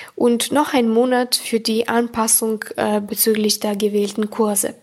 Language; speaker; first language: German; non-native, fluent; Serbian